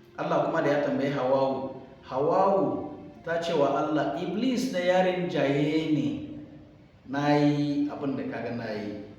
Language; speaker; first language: Hausa; non-native, local second language; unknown